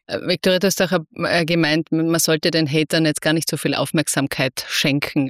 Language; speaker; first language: German; native; German